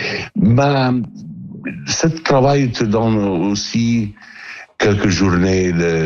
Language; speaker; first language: French; non-native, learner; Italian